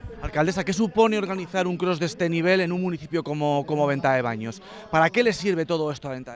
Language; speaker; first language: Spanish; native; Spanish